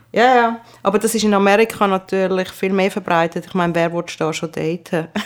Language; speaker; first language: German; early bilingual, other home language; Persian